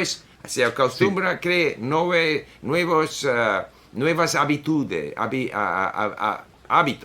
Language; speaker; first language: Spanish; non-native, fluent; Swedish